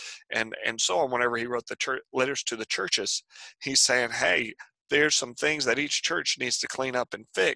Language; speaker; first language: English; native; English